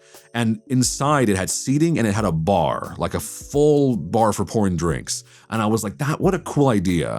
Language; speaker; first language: English; native; English